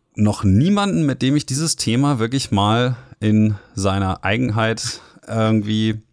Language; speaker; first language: German; native; German